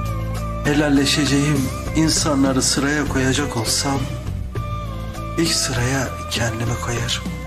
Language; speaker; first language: Turkish; native; Turkish